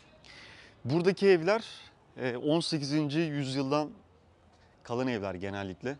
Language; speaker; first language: Turkish; native; Turkish